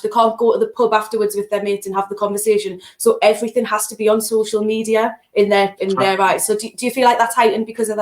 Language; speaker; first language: English; native; English